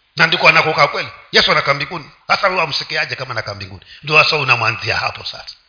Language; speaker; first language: Swahili; non-native, local second language; Giryama